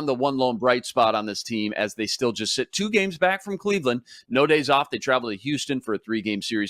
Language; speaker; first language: English; native; English